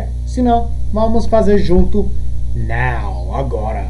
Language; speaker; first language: Portuguese; non-native, fluent; English